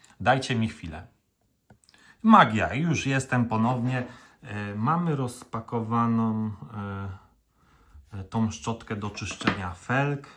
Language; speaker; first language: Polish; native; Polish